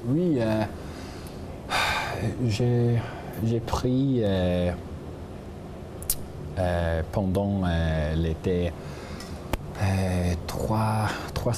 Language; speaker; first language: French; non-native, learner; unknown